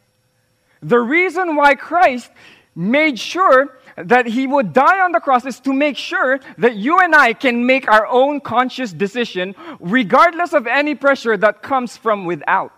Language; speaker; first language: English; non-native, local second language; Filipino